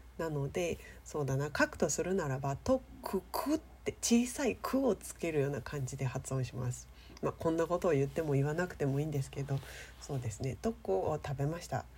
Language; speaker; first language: Japanese; native; Japanese